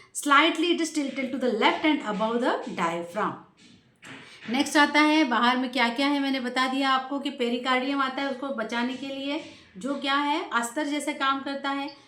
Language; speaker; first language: Hindi; non-native, local second language; Marathi